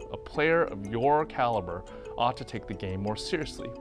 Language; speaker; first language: English; native; English